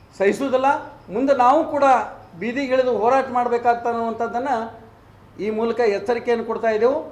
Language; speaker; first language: Kannada; native; Kannada